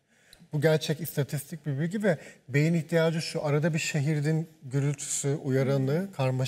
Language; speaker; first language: Turkish; native; Turkish